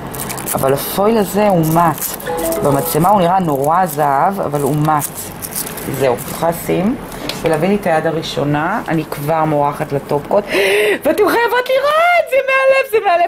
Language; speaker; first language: Hebrew; native; Hebrew